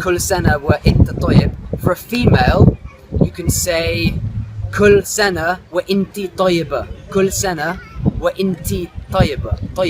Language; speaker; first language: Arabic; non-native, learner; English